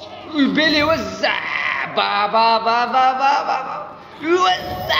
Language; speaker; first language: Arabic; native; Arabic